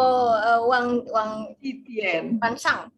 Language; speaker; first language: Chinese; non-native, learner; Indonesian